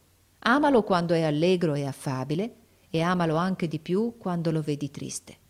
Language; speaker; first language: Italian; native; Italian